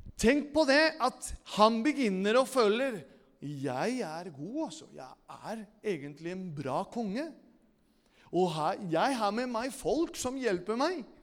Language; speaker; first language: Norwegian; non-native, fluent; Spanish